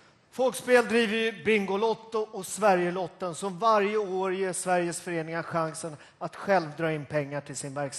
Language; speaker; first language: Swedish; native; Swedish